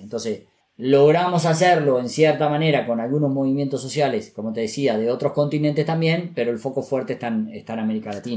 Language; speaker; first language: Spanish; native; Spanish